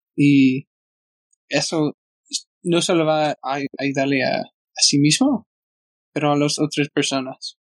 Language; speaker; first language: Spanish; non-native, fluent; English